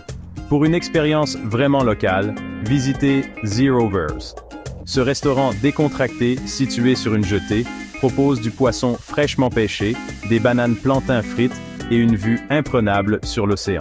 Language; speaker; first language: French; native; French